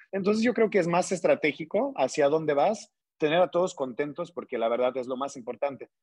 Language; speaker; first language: Spanish; non-native, fluent; Russian